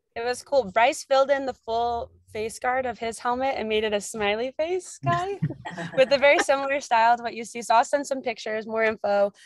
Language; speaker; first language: English; native; English